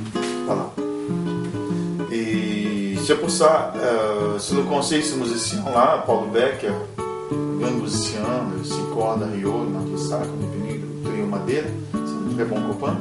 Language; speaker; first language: French; non-native, fluent; Portuguese